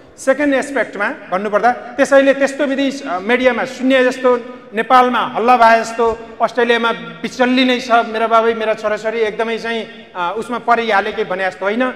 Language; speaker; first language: Nepali; native; Nepali